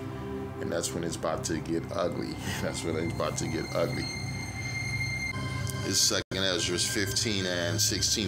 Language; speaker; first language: English; native; English